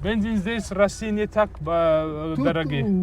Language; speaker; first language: Russian; non-native, learner; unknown